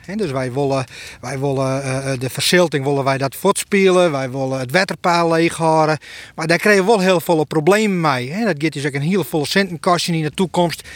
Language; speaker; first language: Dutch; native; Dutch